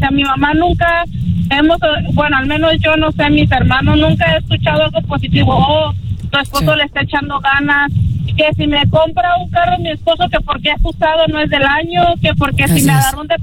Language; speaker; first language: Spanish; native; Spanish